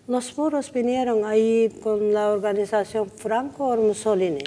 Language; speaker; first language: Spanish; non-native, learner; Turkish